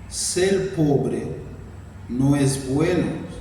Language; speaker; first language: Spanish; non-native, fluent; Haitian Creole